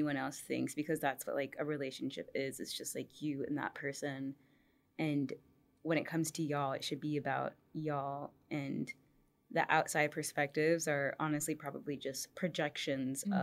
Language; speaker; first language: English; native; English